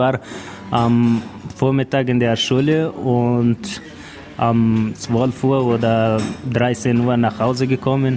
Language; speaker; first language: German; non-native, learner; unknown